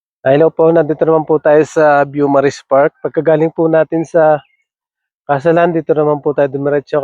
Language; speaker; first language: Filipino; native; Filipino